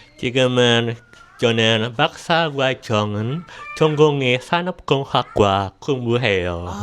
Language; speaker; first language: Korean; non-native, learner; Indonesian